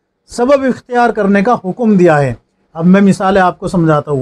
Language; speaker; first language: Urdu; native; Urdu